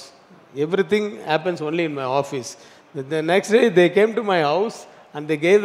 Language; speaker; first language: Telugu; non-native, learner; Tamil